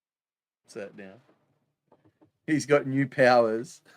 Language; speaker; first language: English; native; English